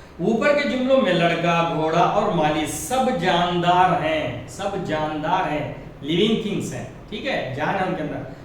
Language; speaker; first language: Urdu; native; Urdu